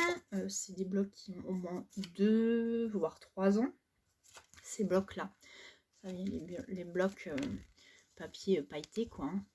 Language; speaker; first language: French; native; French